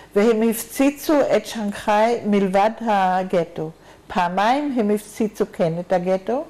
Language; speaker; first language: Hebrew; non-native, fluent; German